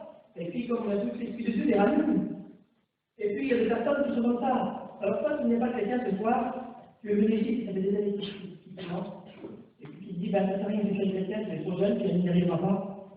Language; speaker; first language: French; native; French